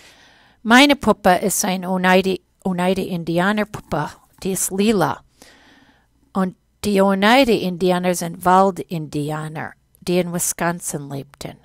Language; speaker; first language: German; non-native, fluent; English